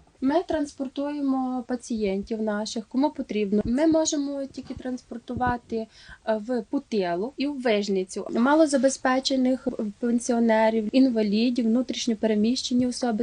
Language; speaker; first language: Ukrainian; native; Ukrainian